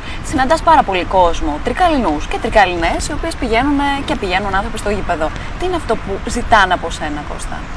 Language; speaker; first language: Greek; native; Greek